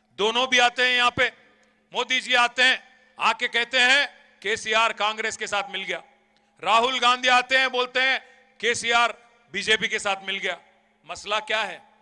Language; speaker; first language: Hindi; non-native, local second language; Telugu